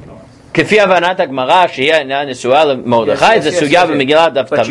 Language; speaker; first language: Hebrew; non-native, fluent; English